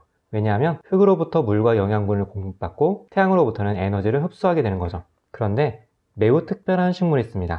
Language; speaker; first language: Korean; native; Korean